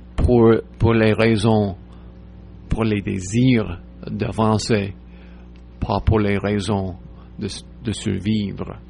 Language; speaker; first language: French; non-native, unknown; English